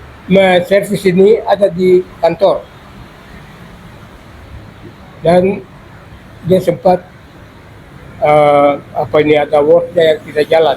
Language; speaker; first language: Indonesian; non-native, local second language; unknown